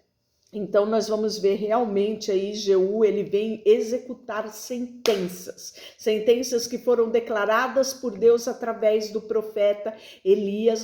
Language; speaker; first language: Portuguese; native; Portuguese